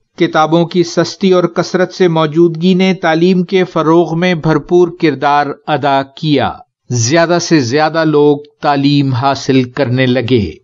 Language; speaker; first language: Urdu; native; Urdu